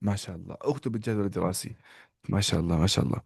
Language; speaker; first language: Arabic; non-native, fluent; Urdu